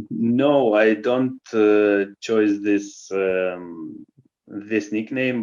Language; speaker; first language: English; non-native, learner; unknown